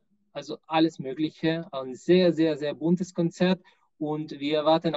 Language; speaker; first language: German; non-native, fluent; Spanish